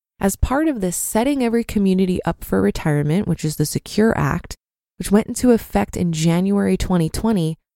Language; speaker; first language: English; native; English